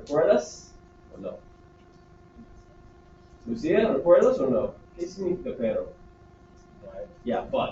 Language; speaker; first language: Spanish; non-native, fluent; English